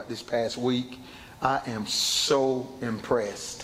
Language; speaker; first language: English; native; English